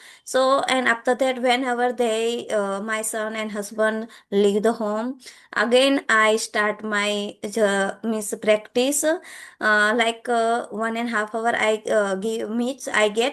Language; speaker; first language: English; non-native, learner; Gujarati